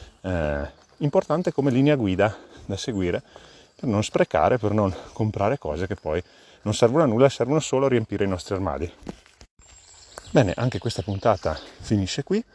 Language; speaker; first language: Italian; native; Italian